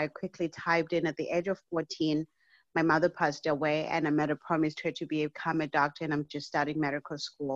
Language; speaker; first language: English; non-native, local second language; North Ndebele